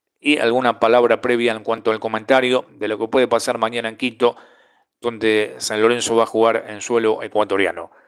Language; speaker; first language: Spanish; native; Spanish